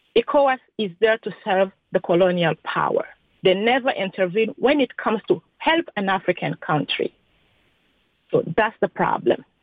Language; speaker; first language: English; non-native, fluent; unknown